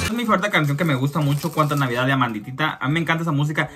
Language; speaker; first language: Spanish; early bilingual, heritage; Spanish